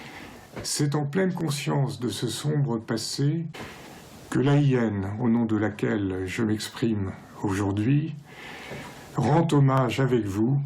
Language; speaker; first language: French; native; French